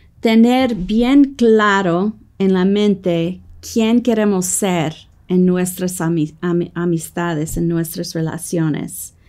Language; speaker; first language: Spanish; non-native, fluent; English